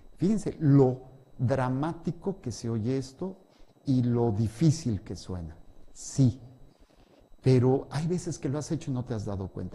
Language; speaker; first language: Spanish; native; Spanish